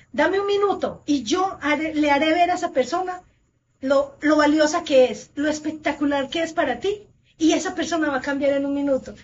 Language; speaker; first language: Spanish; native; Spanish